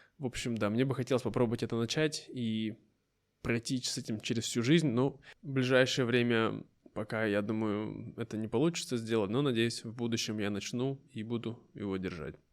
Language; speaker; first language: Russian; native; Russian